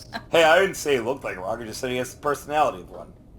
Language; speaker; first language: English; native; English